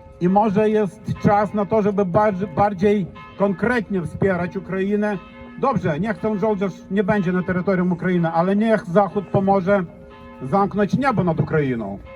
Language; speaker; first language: Polish; non-native, fluent; Ukrainian